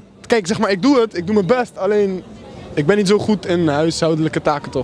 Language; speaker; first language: Dutch; native; Dutch